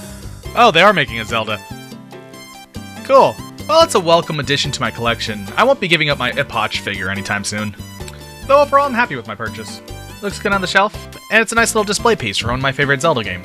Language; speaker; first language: English; native; English